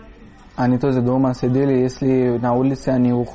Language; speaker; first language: Russian; non-native, local second language; Kyrgyz